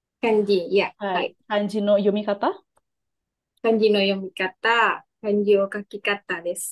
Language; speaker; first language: Japanese; non-native, learner; Indonesian